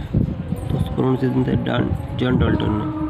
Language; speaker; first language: Hindi; native; Hindi